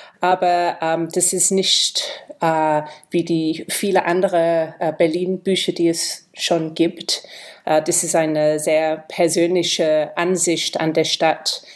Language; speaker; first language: German; non-native, fluent; English